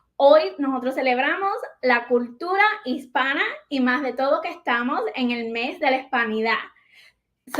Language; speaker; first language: Spanish; early bilingual, heritage; Spanish